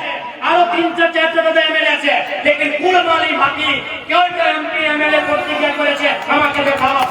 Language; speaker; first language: Bangla; non-native, local second language; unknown